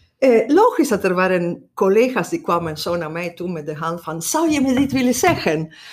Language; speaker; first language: Dutch; non-native, fluent; Spanish